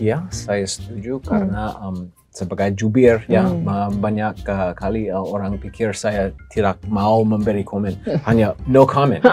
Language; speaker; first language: Indonesian; non-native, fluent; English